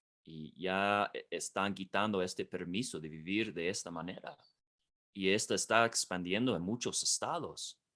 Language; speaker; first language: Spanish; non-native, fluent; English